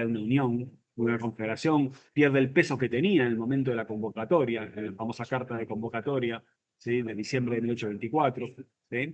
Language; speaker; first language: Spanish; native; Spanish